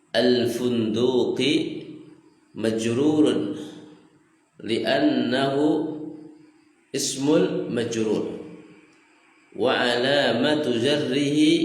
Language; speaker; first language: Arabic; non-native, fluent; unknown